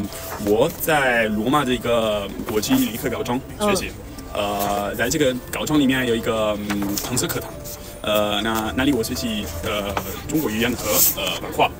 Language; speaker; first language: Chinese; non-native, fluent; Italian